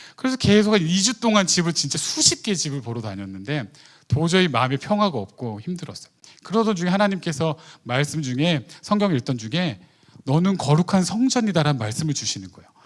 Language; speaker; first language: Korean; native; Korean